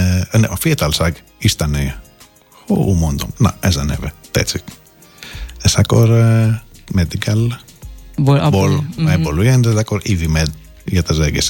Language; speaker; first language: Hungarian; non-native, fluent; Greek